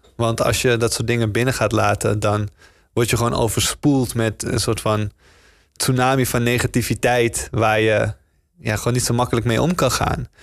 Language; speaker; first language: Dutch; native; Dutch